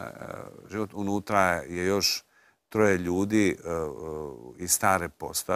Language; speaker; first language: Croatian; native; Croatian